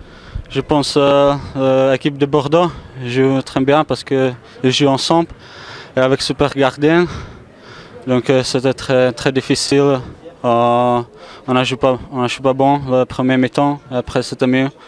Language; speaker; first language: French; non-native, learner; Czech